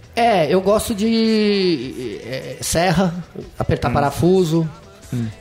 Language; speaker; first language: Portuguese; non-native, fluent; French